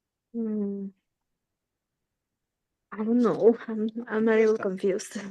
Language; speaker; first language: English; non-native, learner; Spanish